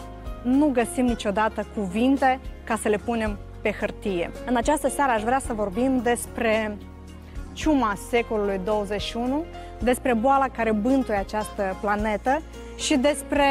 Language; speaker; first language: Romanian; native; Romanian